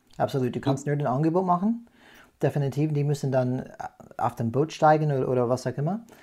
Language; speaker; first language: German; non-native, fluent; English